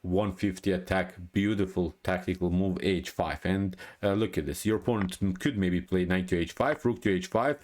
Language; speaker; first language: English; non-native, fluent; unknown